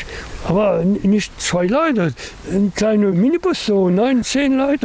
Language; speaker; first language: German; non-native, learner; French